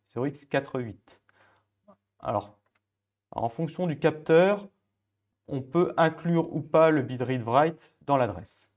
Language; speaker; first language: French; native; French